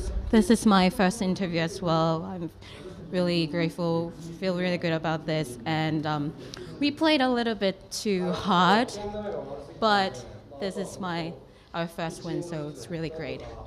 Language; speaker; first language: English; non-native, fluent; Korean